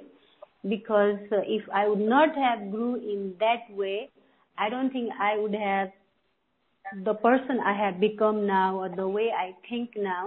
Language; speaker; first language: English; non-native, local second language; Nepali